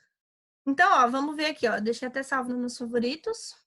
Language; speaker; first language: Portuguese; native; Portuguese